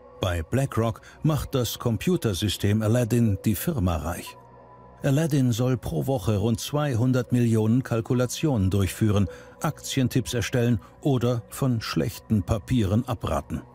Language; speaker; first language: German; native; German